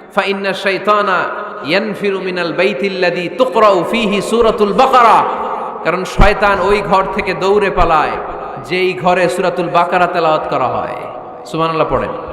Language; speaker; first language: Bangla; native; Bangla